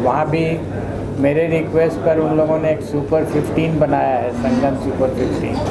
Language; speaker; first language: Hindi; native; Hindi